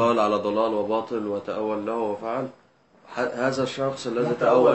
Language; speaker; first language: Arabic; native; Arabic